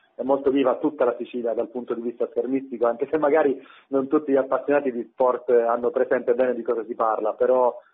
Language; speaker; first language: Italian; native; Italian